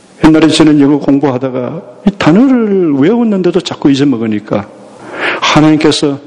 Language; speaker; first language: Korean; native; Korean